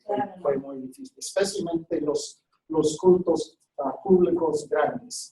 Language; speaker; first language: Spanish; non-native, fluent; English